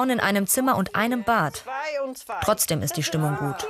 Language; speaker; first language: German; native; German